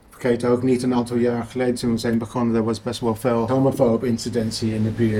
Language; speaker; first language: Dutch; non-native, fluent; English